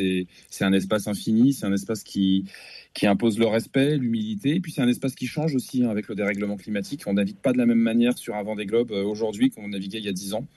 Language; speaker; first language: French; native; French